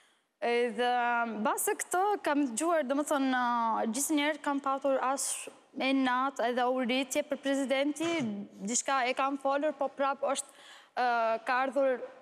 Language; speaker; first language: Albanian; non-native, learner; Arabic